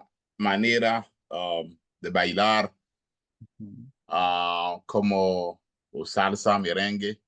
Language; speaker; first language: Spanish; non-native, learner; Haitian Creole